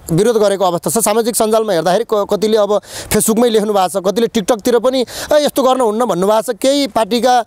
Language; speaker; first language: Nepali; native; Nepali